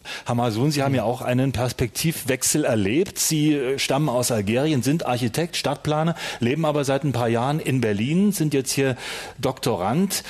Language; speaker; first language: German; native; German